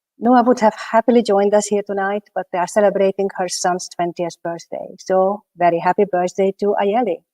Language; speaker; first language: English; non-native, fluent; Hungarian